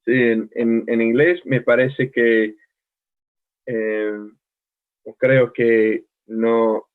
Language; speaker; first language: Spanish; non-native, learner; English